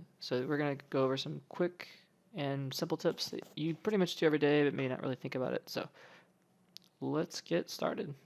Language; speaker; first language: English; native; English